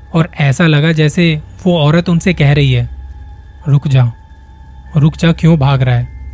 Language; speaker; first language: Hindi; native; Hindi